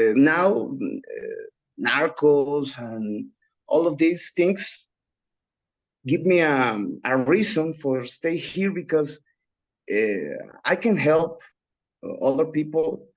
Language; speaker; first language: English; non-native, learner; Spanish